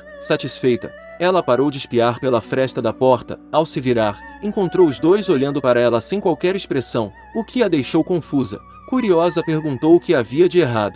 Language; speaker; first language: Portuguese; native; Portuguese